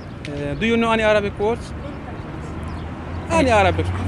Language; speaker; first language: English; non-native, learner; Arabic